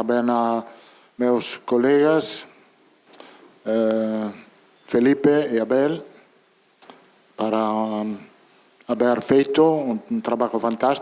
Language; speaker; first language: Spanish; non-native, fluent; Italian